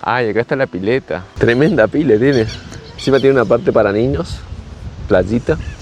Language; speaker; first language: Spanish; native; Spanish